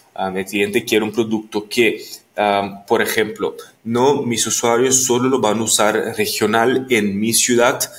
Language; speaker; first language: Spanish; non-native, fluent; Papiamento